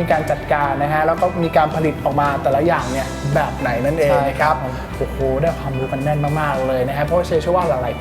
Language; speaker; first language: Thai; native; Thai